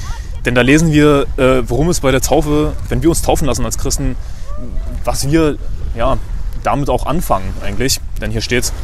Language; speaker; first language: German; native; German